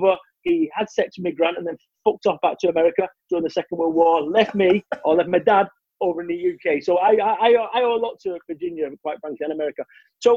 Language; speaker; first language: English; native; English